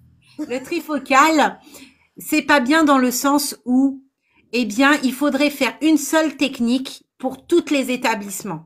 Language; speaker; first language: French; native; French